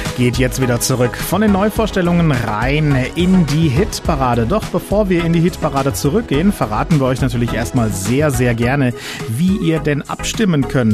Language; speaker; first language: German; native; German